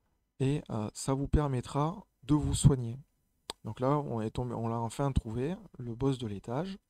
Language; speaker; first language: French; native; French